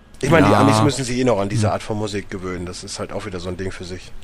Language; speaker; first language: German; native; German